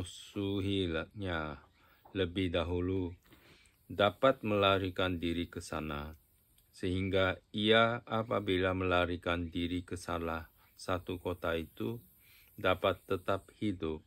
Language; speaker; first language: Indonesian; non-native, fluent; Japanese